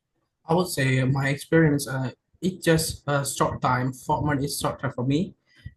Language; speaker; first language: English; non-native, learner; Indonesian